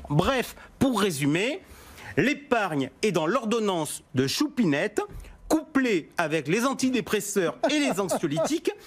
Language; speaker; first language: French; native; French